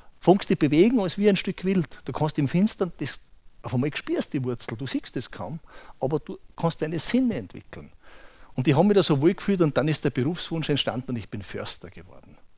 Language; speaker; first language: German; native; German